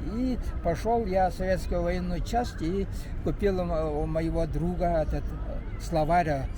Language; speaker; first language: Russian; non-native, fluent; Mongolian